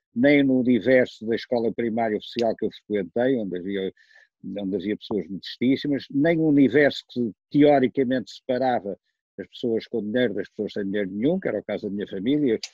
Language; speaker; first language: Portuguese; native; Portuguese